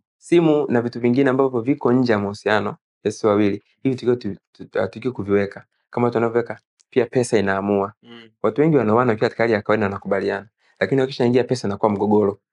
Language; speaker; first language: Swahili; native; Swahili